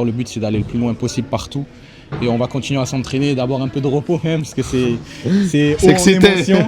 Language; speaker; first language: French; native; French